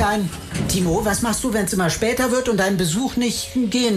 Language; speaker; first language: German; native; German